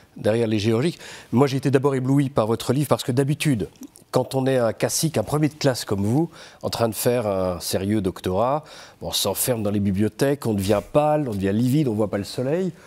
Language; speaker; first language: French; native; French